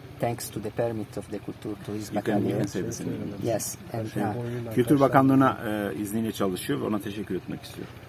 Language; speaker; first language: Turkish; non-native, learner; Italian